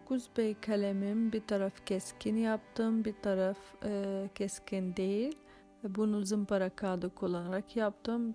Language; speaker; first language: Turkish; non-native, fluent; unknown